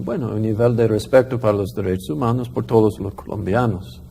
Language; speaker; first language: Spanish; non-native, fluent; English